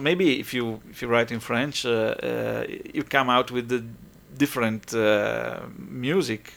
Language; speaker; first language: English; non-native, fluent; Italian